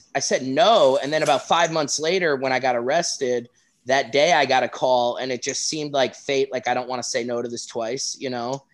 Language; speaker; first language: English; native; English